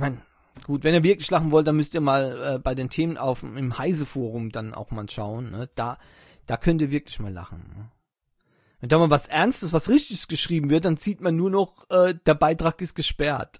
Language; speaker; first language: German; native; German